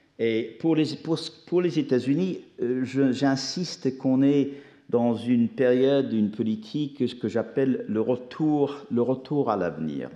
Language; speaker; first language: French; non-native, fluent; English